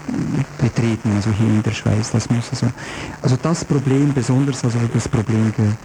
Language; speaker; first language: German; non-native, fluent; Croatian